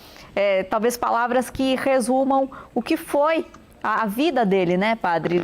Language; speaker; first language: Portuguese; native; Portuguese